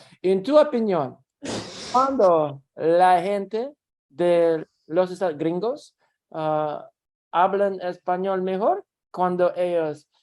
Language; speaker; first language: Spanish; non-native, learner; Russian